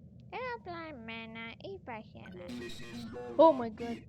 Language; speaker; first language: Greek; early bilingual, heritage; Greek